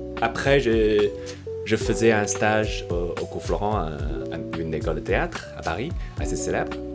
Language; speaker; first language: French; non-native, fluent; Chinese